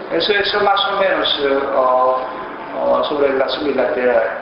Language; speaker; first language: Spanish; non-native, fluent; Korean